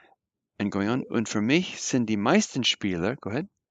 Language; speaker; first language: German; non-native, fluent; English